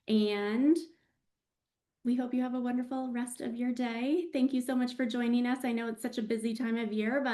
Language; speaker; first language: English; native; English